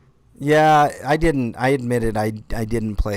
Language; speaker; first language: English; native; English